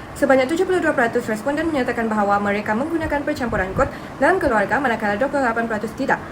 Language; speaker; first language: Malay; native; Malay